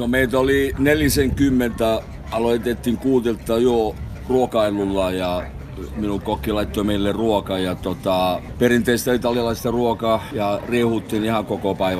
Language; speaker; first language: Finnish; non-native, fluent; Italian